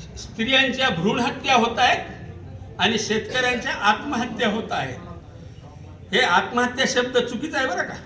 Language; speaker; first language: Marathi; non-native, local second language; Urdu